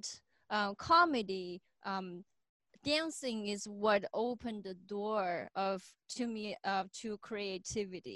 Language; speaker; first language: English; non-native, fluent; Chinese